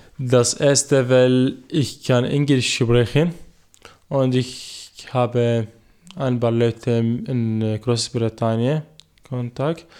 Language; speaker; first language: German; non-native, learner; Arabic